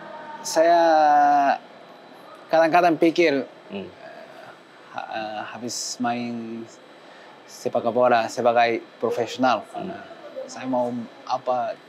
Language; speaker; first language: Indonesian; non-native, learner; Japanese